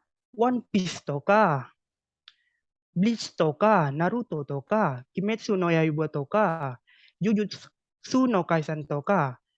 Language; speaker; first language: Japanese; non-native, learner; Indonesian